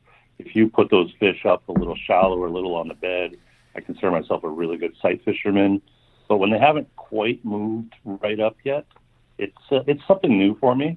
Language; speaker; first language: English; native; English